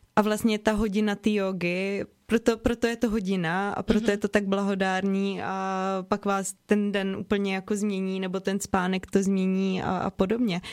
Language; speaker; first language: Czech; native; Czech